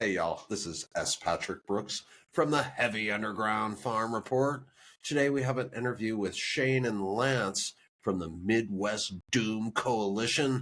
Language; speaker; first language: English; native; English